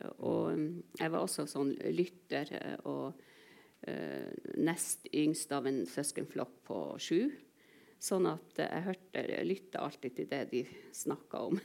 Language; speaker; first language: Norwegian; non-native, local second language; Northern Sami